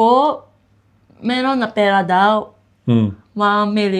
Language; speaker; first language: Filipino; non-native, learner; Japanese